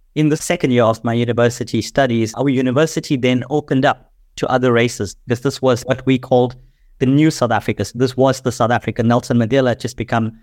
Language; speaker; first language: English; native; English